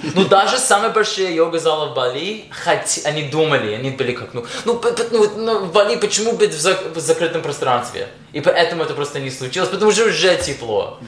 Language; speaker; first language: Russian; non-native, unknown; English